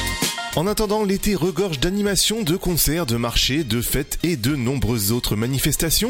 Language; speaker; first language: French; native; French